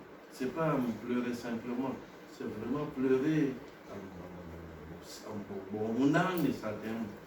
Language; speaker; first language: French; non-native, local second language; Gujarati